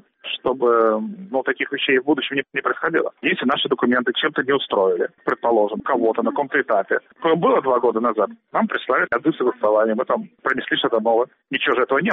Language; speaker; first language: Russian; native; Russian